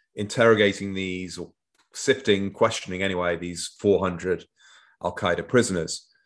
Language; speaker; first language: English; native; English